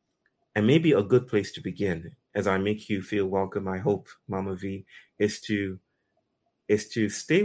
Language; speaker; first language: English; non-native, local second language; Yoruba